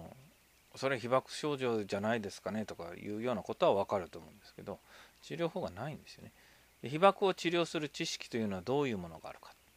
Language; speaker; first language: Japanese; native; Japanese